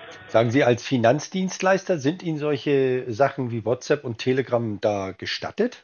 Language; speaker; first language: German; native; German